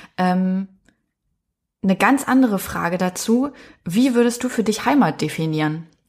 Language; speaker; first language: German; native; German